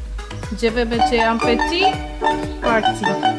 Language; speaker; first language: French; non-native, learner; Spanish